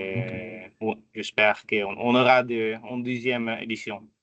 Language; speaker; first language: French; non-native, fluent; Italian